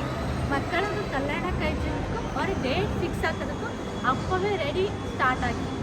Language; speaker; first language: Malayalam; non-native, learner; Kannada